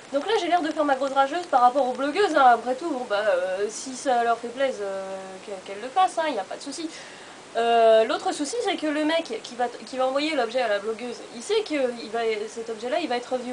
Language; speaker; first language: French; native; French